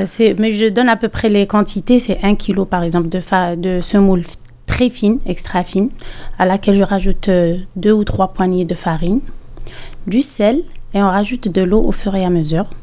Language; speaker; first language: French; non-native, local second language; Arabic